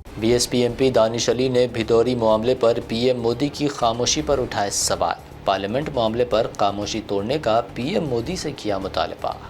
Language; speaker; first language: Urdu; native; Urdu